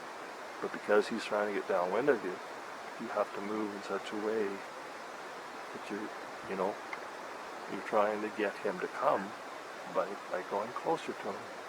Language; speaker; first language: English; native; English